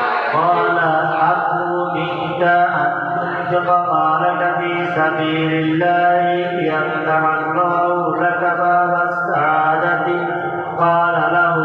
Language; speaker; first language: Arabic; non-native, fluent; Bangla